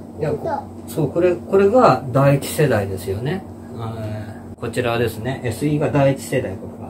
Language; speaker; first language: Japanese; native; Japanese